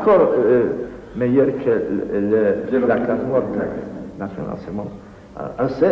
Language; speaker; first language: French; non-native, fluent; Polish